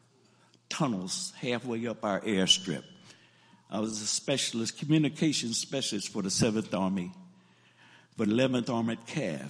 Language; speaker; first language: English; native; English